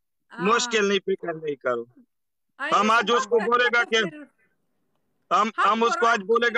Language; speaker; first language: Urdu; non-native, local second language; Pashto